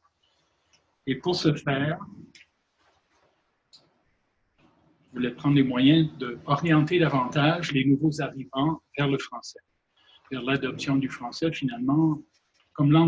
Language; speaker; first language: French; native; French